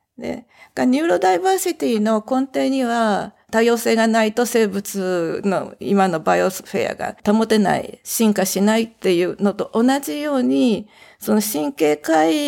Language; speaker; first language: Japanese; native; Japanese